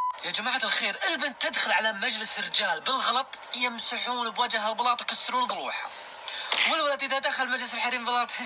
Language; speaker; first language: Arabic; native; Arabic